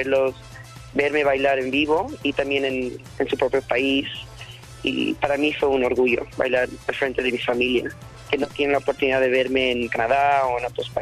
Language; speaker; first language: Spanish; early bilingual, heritage; Spanish